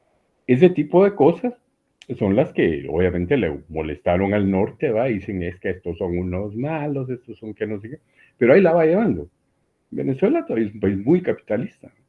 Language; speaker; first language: Spanish; native; Spanish